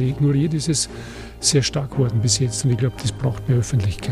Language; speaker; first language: German; native; German